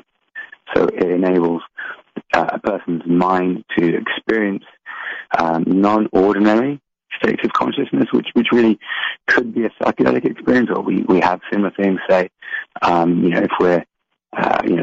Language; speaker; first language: English; native; English